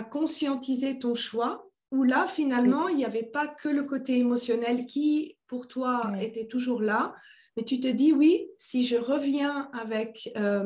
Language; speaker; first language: French; native; French